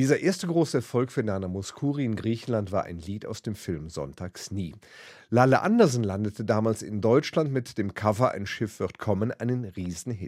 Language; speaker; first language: German; native; German